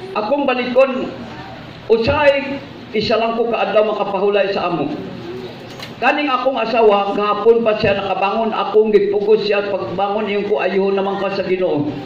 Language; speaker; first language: Cebuano; non-native, local second language; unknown